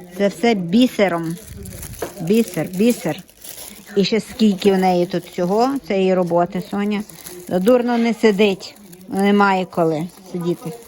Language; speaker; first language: Ukrainian; native; Ukrainian